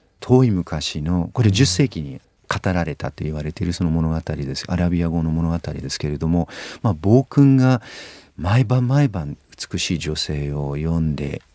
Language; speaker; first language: Japanese; non-native, fluent; English